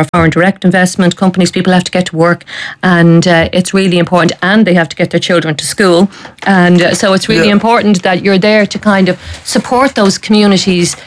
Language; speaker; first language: English; native; English